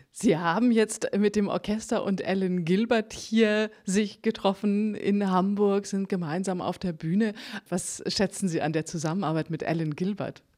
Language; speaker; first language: German; native; German